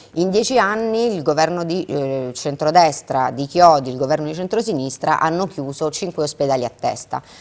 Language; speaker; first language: Italian; native; Italian